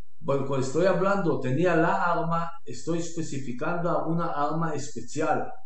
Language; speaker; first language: Spanish; non-native, learner; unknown